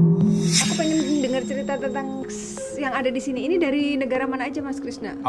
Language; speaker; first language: Indonesian; native; Indonesian